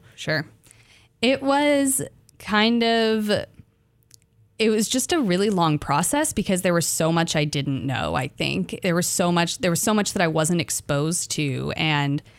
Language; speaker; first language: English; native; English